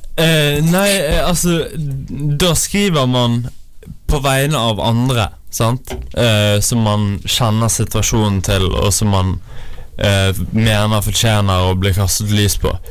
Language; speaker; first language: Norwegian; native; Norwegian